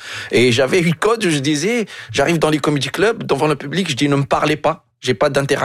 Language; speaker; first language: French; non-native, local second language; Arabic